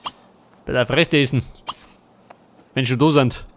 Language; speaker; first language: German; native; German